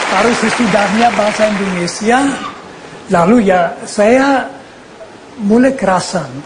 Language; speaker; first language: Indonesian; non-native, fluent; German